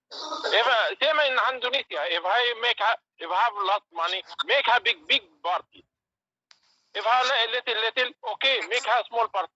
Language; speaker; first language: English; non-native, learner; Arabic